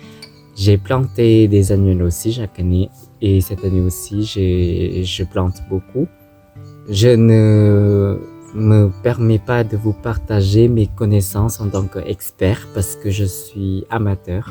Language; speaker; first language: French; non-native, fluent; Thai